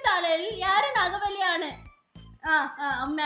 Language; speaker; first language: Malayalam; non-native, learner; Tamil